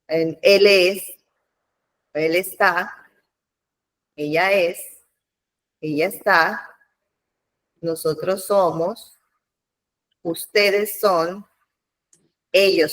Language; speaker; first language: Spanish; non-native, fluent; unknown